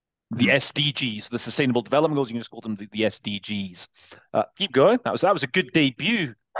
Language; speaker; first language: English; native; English